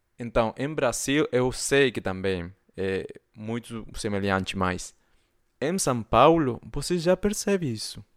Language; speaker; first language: Portuguese; non-native, fluent; Spanish